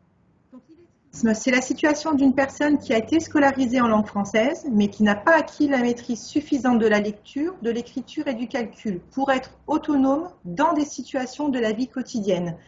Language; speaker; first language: French; native; French